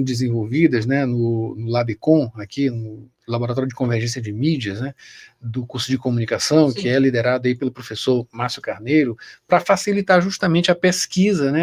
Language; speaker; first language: Portuguese; native; Portuguese